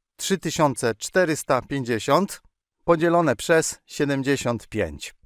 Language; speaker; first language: Polish; native; Polish